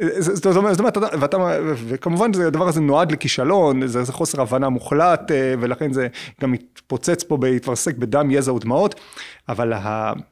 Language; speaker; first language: Hebrew; native; Hebrew